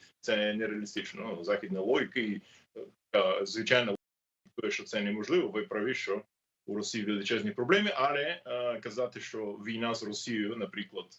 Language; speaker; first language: Ukrainian; non-native, learner; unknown